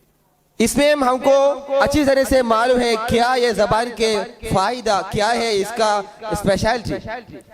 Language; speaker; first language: Hindi; non-native, local second language; Malayalam